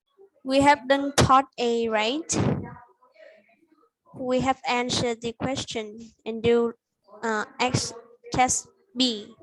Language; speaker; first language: English; non-native, fluent; Vietnamese